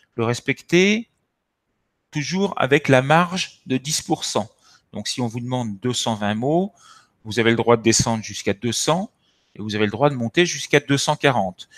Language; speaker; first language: French; native; French